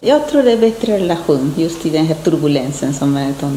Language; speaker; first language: Swedish; native; Swedish